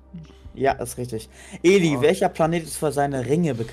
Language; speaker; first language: German; native; German